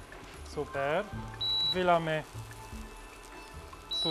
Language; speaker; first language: Polish; non-native, learner; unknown